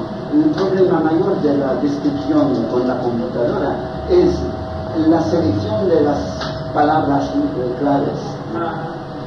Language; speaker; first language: Spanish; non-native, fluent; French